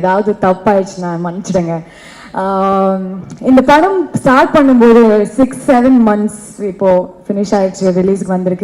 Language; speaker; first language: Tamil; non-native, learner; Kannada